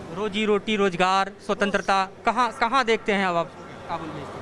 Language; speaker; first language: Hindi; native; Hindi